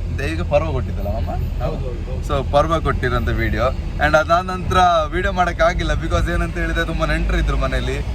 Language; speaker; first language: Kannada; non-native, local second language; Tulu